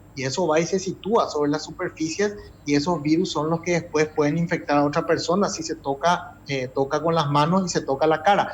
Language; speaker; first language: Spanish; native; Spanish